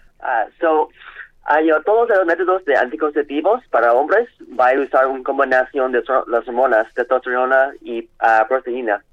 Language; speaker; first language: Spanish; non-native, learner; English